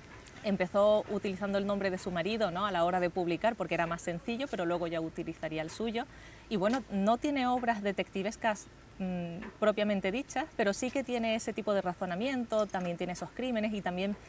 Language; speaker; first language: Spanish; native; Spanish